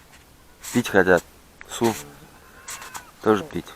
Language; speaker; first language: Russian; native; Russian